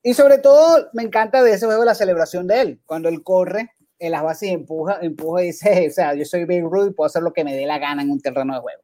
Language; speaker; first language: Spanish; native; Spanish